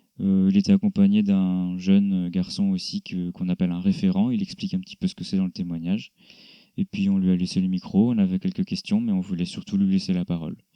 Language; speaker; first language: French; native; French